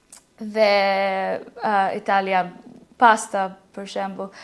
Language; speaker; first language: Albanian; non-native, learner; English